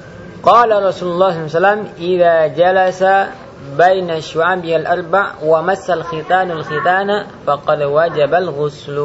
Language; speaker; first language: Arabic; non-native, fluent; Indonesian